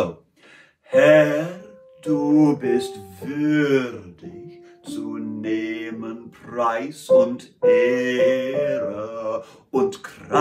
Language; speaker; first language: German; non-native, fluent; English